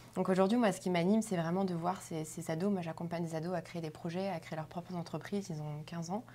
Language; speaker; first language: French; native; French